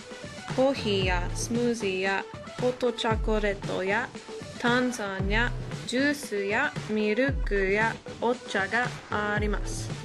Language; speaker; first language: Japanese; non-native, learner; English